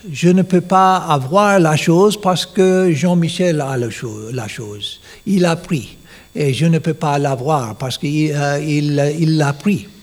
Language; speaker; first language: French; non-native, learner; English